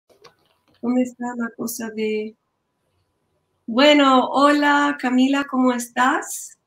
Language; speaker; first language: Spanish; non-native, learner; English